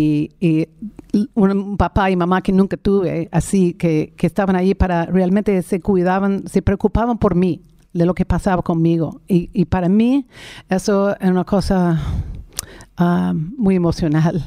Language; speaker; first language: Spanish; non-native, fluent; English